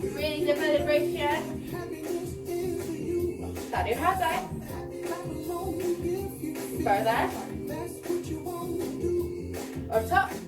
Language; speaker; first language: Welsh; non-native, local second language; English